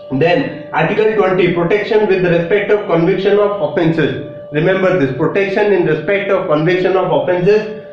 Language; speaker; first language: English; non-native, local second language; Odia